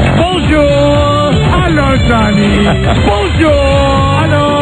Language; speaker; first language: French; non-native, learner; English